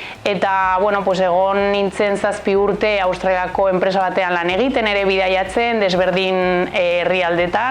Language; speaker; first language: Basque; non-native, local second language; Spanish